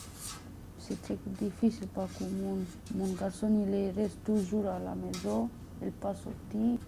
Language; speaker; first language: French; non-native, learner; Romanian